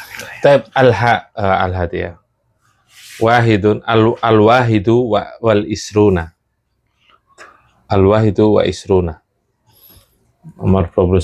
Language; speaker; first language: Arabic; non-native, fluent; Indonesian